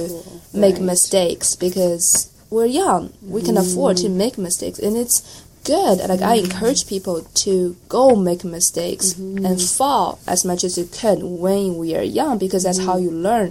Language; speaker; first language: English; non-native, fluent; Chinese